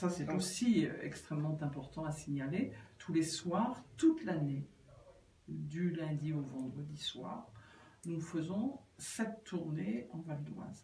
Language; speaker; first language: French; native; French